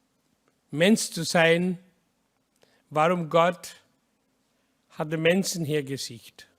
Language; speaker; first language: German; non-native, learner; Hindi